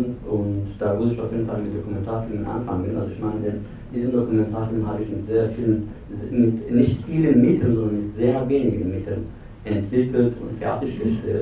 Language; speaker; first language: German; non-native, fluent; Persian